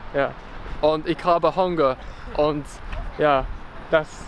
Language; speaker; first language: German; non-native, learner; English